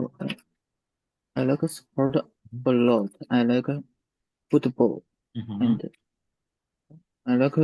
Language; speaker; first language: English; non-native, learner; Chinese